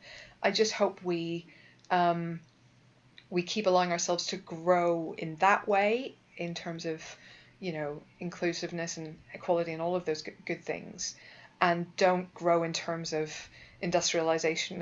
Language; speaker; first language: English; native; English